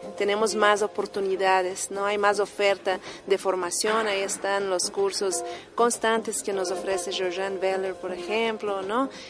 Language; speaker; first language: Spanish; non-native, fluent; Portuguese